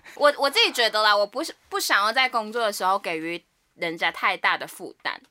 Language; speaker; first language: Chinese; native; Chinese